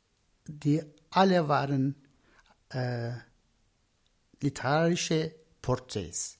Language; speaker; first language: German; non-native, learner; Turkish